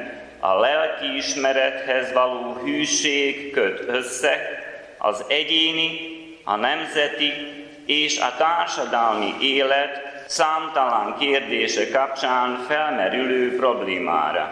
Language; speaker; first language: Hungarian; native; Hungarian